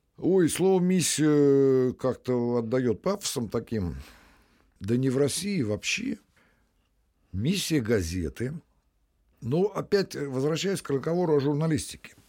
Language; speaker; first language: Russian; native; Russian